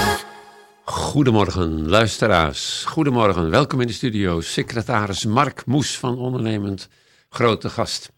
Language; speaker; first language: Dutch; native; Dutch